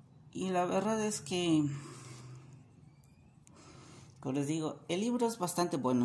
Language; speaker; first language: Spanish; native; Spanish